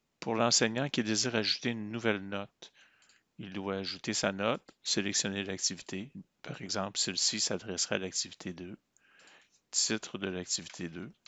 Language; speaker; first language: French; native; French